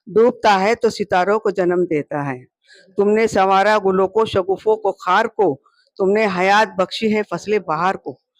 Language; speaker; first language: Hindi; non-native, local second language; Urdu